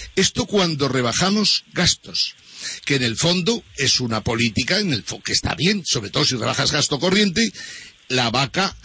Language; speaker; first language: Spanish; native; Spanish